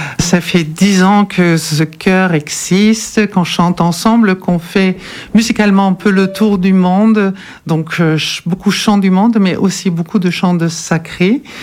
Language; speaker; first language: French; non-native, fluent; German